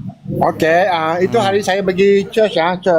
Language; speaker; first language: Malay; non-native, local second language; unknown